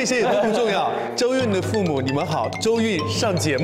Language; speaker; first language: Chinese; native; Chinese